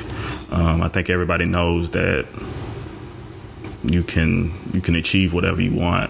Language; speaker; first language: English; native; English